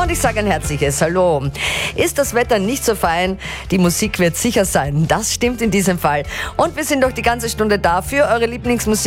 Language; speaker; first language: German; native; German